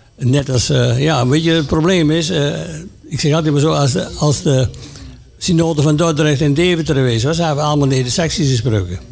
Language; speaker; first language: Dutch; native; Dutch